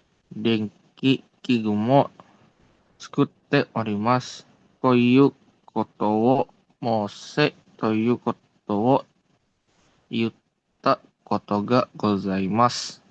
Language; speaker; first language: Japanese; non-native, learner; Indonesian